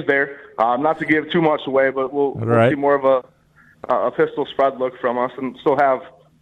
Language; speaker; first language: English; native; English